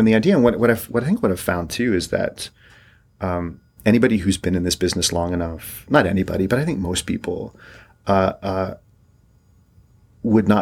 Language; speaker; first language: English; native; English